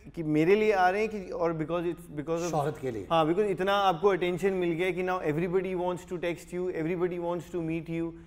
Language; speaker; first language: Hindi; native; Hindi